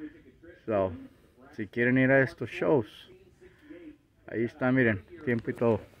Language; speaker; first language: Spanish; early bilingual, heritage; Spanish